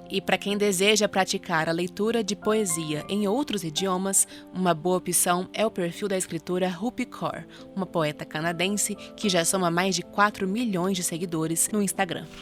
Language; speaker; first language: Portuguese; native; Portuguese